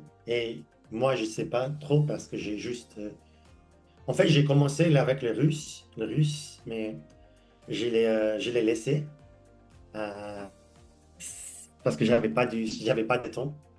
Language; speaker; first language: French; non-native, fluent; English